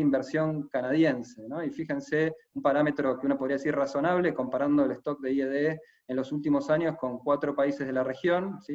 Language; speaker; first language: Spanish; native; Spanish